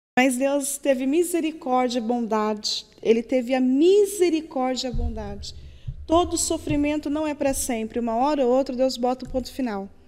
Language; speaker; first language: Portuguese; native; Portuguese